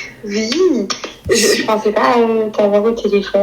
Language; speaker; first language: French; native; French